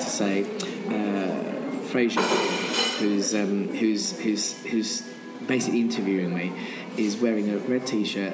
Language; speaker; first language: English; native; English